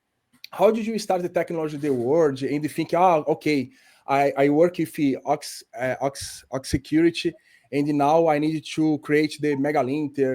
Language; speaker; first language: English; non-native, learner; Portuguese